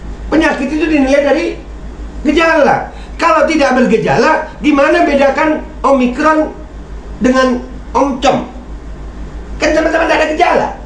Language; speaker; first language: Indonesian; native; Indonesian